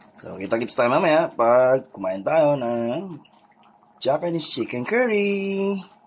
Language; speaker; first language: Filipino; native; Filipino